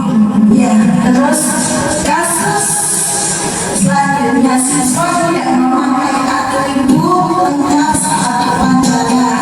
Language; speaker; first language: Indonesian; native; Indonesian